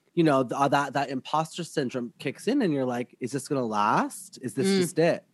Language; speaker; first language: English; native; English